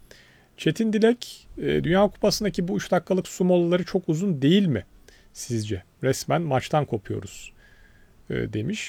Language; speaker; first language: Turkish; native; Turkish